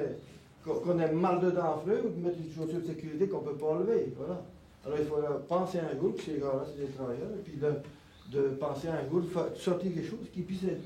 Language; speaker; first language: French; native; French